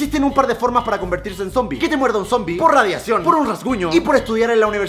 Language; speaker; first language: Spanish; native; Spanish